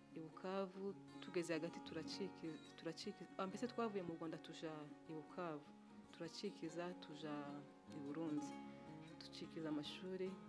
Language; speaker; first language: Kinyarwanda; early bilingual, heritage; Kinyarwanda